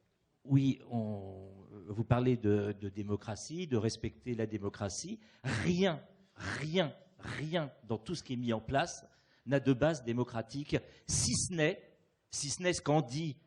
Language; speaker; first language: French; native; French